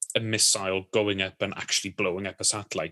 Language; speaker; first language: English; native; English